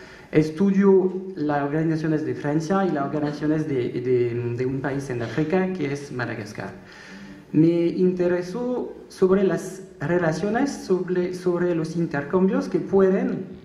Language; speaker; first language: Spanish; non-native, learner; French